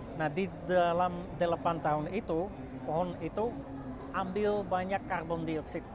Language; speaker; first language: Indonesian; non-native, fluent; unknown